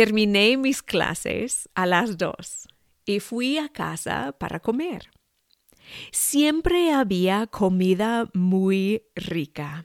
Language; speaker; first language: Spanish; non-native, fluent; English